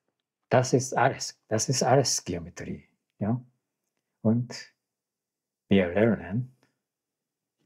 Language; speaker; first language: German; non-native, learner; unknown